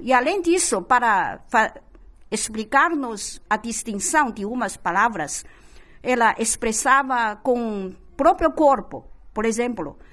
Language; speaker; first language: Portuguese; non-native, fluent; Chinese